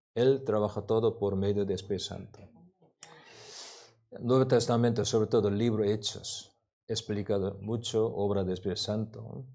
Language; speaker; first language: Spanish; non-native, learner; Korean